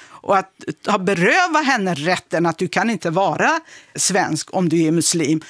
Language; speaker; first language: Swedish; non-native, fluent; Kurdish